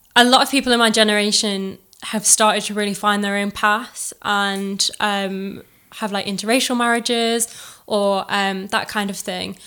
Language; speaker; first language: English; native; English